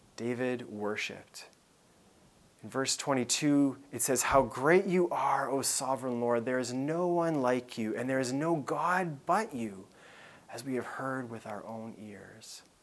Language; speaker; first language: English; native; English